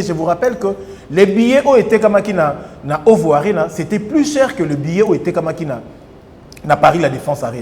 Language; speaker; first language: French; non-native, local second language; Lingala